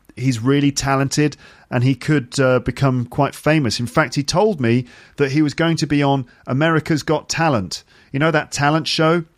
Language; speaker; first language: English; native; English